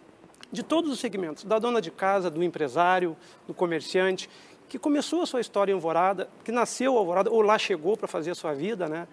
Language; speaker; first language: Portuguese; native; Portuguese